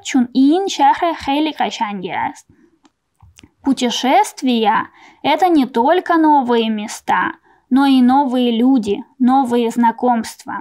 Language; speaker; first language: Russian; non-native, fluent; Persian